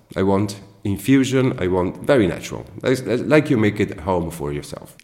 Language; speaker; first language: English; non-native, fluent; Italian